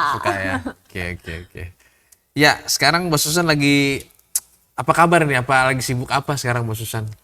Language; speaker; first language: Indonesian; native; Indonesian